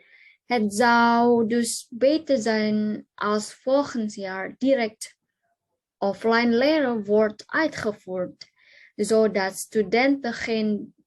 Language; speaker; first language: Dutch; non-native, learner; Indonesian